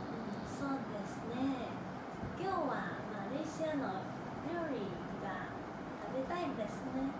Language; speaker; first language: Japanese; non-native, learner; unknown